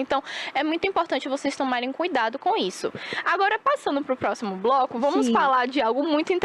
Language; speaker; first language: Portuguese; native; Portuguese